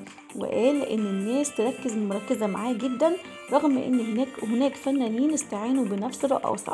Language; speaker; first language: Arabic; native; Arabic